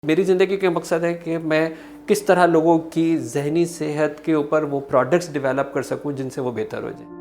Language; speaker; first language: Urdu; native; Urdu